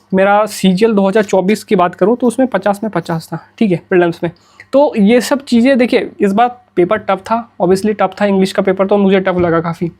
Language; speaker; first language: Hindi; native; Hindi